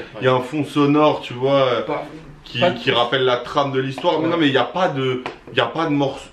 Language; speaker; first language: French; native; French